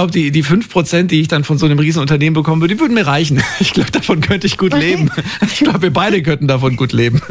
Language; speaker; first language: German; native; German